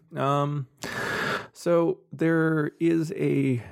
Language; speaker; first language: English; native; English